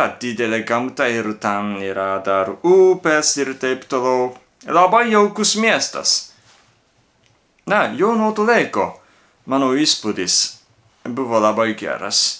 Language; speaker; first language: Lithuanian; non-native, learner; Japanese